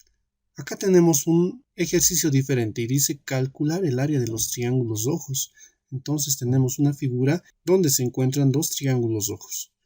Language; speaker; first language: Spanish; native; Spanish